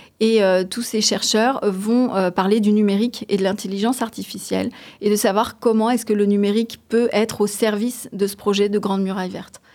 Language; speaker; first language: French; native; French